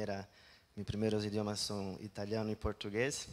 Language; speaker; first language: Spanish; non-native, learner; Portuguese